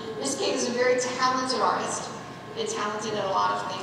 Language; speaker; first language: English; native; English